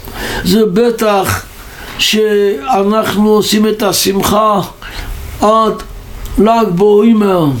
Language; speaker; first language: Hebrew; non-native, local second language; Yiddish